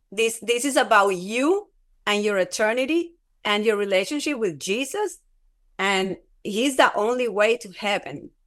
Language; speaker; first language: English; non-native, fluent; Spanish